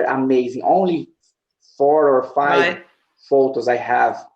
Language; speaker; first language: English; non-native, learner; Portuguese